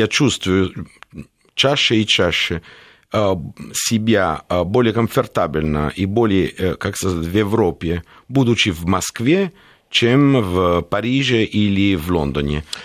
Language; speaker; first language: Russian; non-native, fluent; Italian